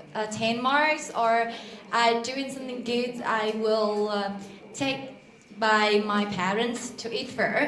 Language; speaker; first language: English; non-native, learner; Vietnamese